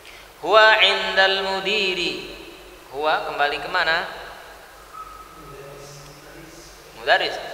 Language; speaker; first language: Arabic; non-native, fluent; Indonesian